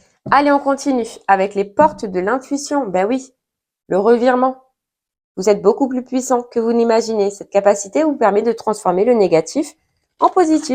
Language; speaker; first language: French; native; French